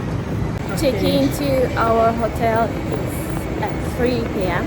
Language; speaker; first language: English; non-native, learner; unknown